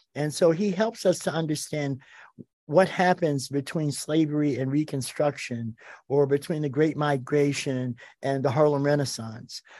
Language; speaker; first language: English; native; English